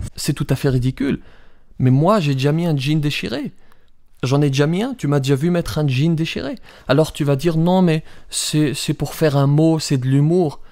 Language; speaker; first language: French; early bilingual, other home language; Riffian